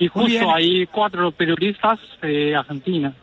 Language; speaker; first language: Spanish; non-native, learner; Chinese